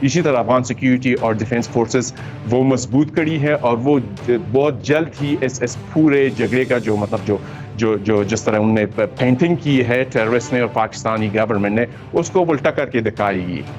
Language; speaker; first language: Hindi; non-native, fluent; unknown